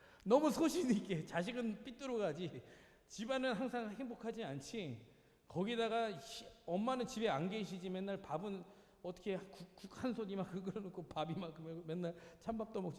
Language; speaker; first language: Korean; native; Korean